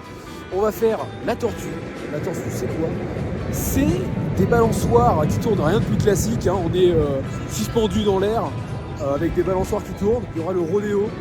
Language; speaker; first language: French; native; French